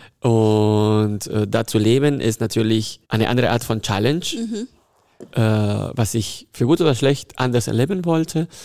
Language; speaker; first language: German; non-native, fluent; Spanish